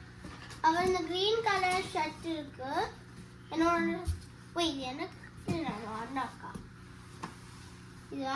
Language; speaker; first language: Tamil; early bilingual, heritage; Tamil